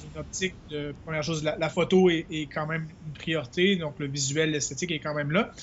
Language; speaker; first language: French; native; French